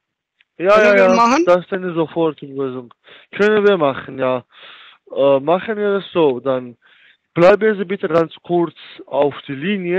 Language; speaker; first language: German; non-native, learner; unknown